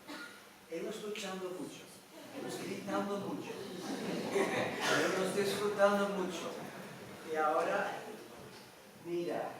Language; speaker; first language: Spanish; non-native, learner; Dutch